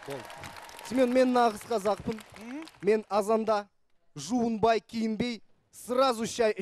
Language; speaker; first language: Kazakh; non-native, local second language; Russian